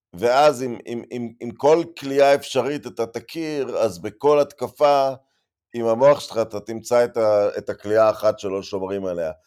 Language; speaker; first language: Hebrew; native; Hebrew